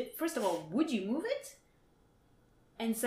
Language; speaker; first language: English; non-native, fluent; French